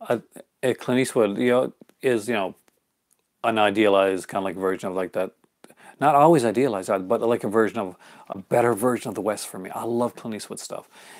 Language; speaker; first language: English; native; English